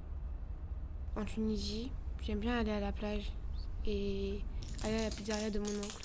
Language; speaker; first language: French; early bilingual, other home language; Arabic